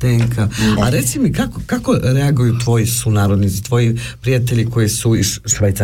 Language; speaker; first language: Serbian; native; Serbian